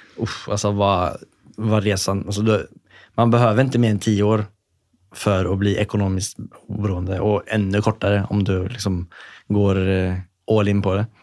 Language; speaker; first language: Swedish; native; Swedish